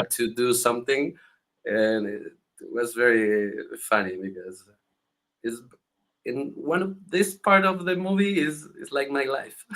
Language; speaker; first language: English; non-native, learner; Spanish